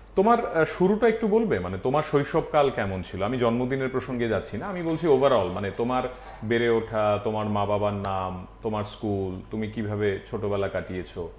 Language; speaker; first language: Bangla; native; Bangla